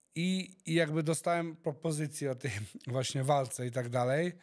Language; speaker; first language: Polish; early bilingual, heritage; Polish